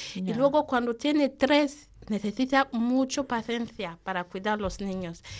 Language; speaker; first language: Spanish; non-native, fluent; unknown